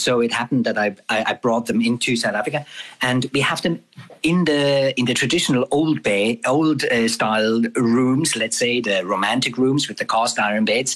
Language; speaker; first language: English; non-native, fluent; German